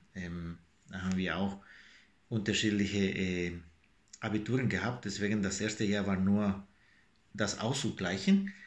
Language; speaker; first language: German; non-native, fluent; Spanish